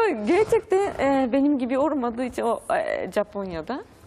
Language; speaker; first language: Turkish; non-native, fluent; Japanese